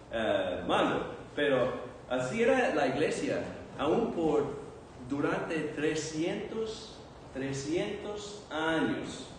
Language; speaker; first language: Spanish; non-native, fluent; English